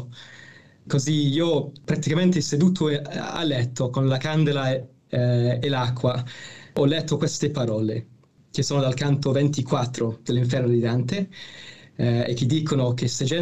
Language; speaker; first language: Italian; non-native, fluent; English